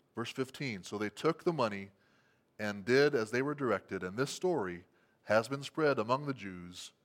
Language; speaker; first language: English; native; English